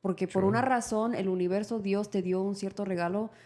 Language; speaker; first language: Spanish; early bilingual, heritage; Spanish